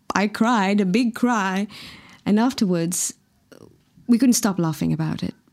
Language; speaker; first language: English; non-native, fluent; Morisyen